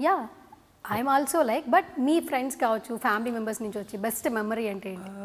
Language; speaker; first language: Telugu; native; Telugu